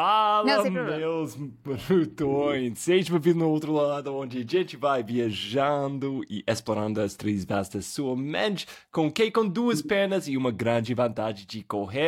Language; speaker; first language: Portuguese; non-native, fluent; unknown